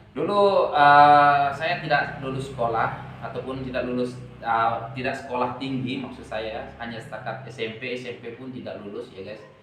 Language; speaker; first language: Malay; non-native, local second language; Sasak